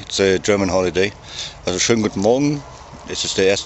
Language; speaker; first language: German; native; German